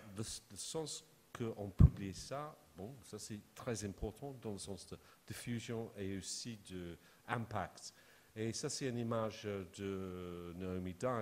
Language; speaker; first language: French; non-native, fluent; English